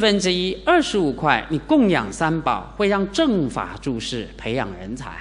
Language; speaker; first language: Chinese; native; Chinese